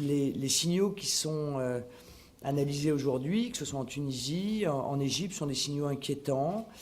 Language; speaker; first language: French; native; French